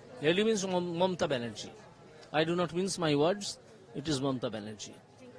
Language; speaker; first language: English; non-native, local second language; Bangla